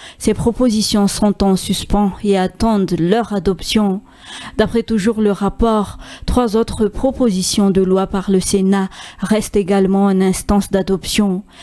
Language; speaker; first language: French; non-native, local second language; Malagasy